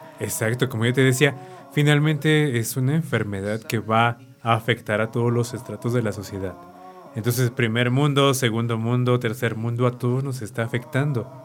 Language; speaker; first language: Spanish; native; Spanish